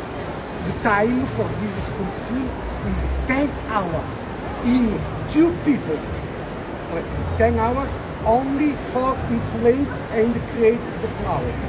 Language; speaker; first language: English; non-native, learner; Italian